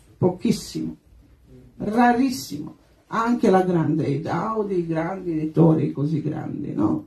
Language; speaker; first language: Italian; non-native, fluent; Croatian